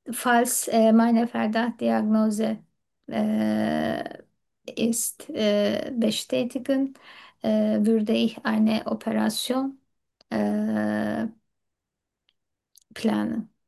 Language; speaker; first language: German; non-native, learner; Turkish